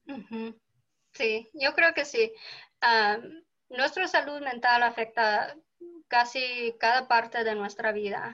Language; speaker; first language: Spanish; early bilingual, heritage; Spanish